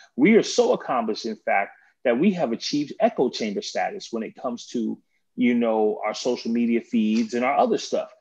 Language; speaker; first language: English; native; English